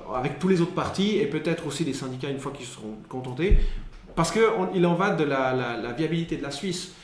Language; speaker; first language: French; early bilingual, other home language; Spanish